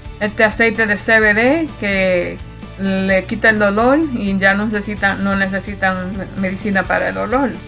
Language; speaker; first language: Spanish; early bilingual, heritage; Spanish